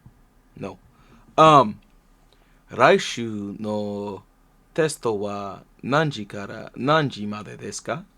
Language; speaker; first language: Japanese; non-native, learner; English